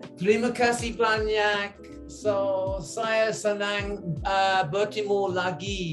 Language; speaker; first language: Indonesian; non-native, learner; English